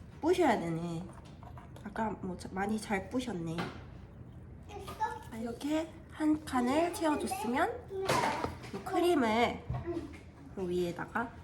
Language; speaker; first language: Korean; native; Korean